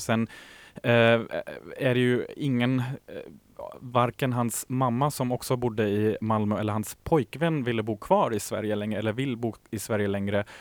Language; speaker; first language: Swedish; native; Swedish